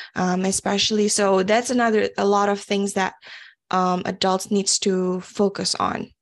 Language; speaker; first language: English; early bilingual, other home language; Indonesian